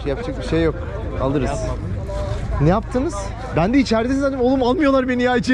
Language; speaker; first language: Turkish; native; Turkish